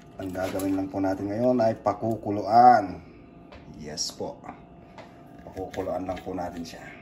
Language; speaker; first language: Filipino; non-native, local second language; Iloko